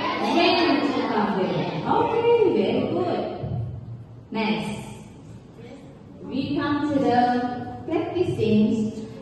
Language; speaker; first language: English; non-native, learner; Indonesian